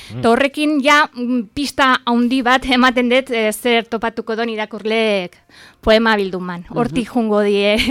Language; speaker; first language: Basque; native; Basque